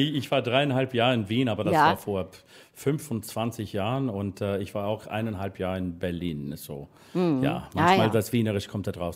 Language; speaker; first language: German; non-native, fluent; English